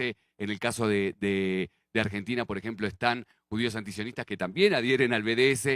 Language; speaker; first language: Spanish; native; Spanish